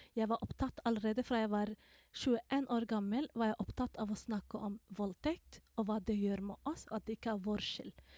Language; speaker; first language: Norwegian; non-native, fluent; Somali